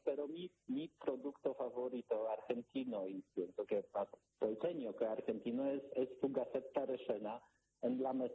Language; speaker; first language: Spanish; non-native, learner; Polish